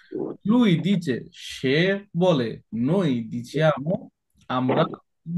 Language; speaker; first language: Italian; non-native, fluent; Bangla